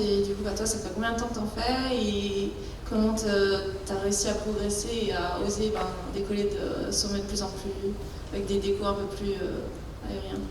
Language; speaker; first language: French; native; French